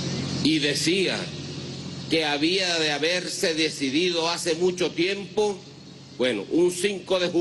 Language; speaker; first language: Spanish; native; Spanish